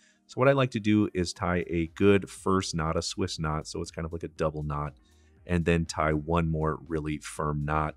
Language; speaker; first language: English; native; English